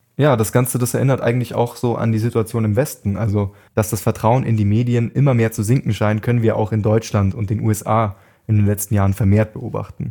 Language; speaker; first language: German; native; German